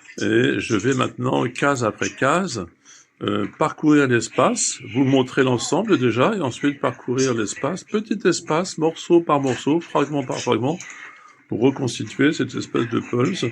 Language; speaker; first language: French; native; French